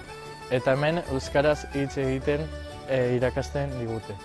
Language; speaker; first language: Basque; early bilingual, other home language; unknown